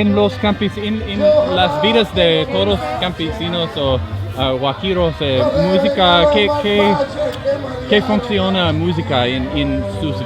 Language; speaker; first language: Spanish; non-native, learner; English